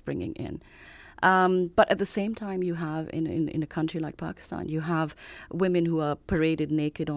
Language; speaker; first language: English; non-native, local second language; Urdu